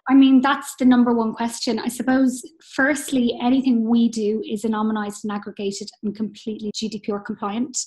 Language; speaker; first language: English; native; English